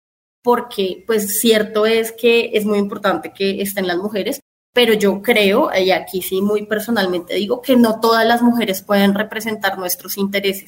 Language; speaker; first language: Spanish; native; Spanish